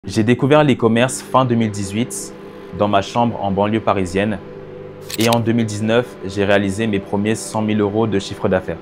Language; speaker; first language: French; native; French